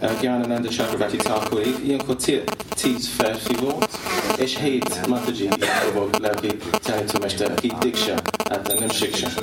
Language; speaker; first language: Hungarian; non-native, learner; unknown